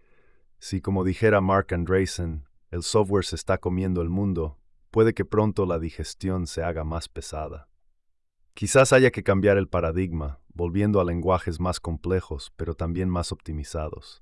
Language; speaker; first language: Spanish; native; Spanish